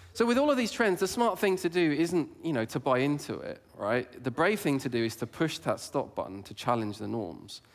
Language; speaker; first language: English; native; English